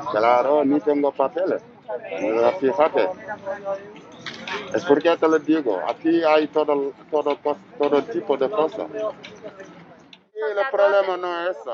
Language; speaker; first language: Spanish; non-native, learner; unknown